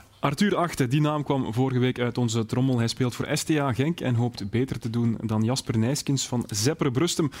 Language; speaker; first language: Dutch; native; Dutch